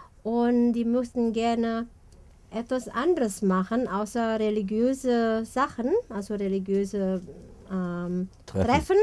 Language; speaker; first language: German; non-native, fluent; Indonesian